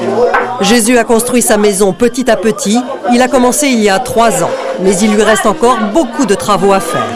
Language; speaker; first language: French; native; French